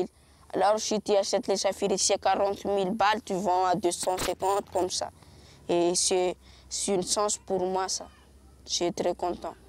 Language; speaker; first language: French; non-native, learner; Malagasy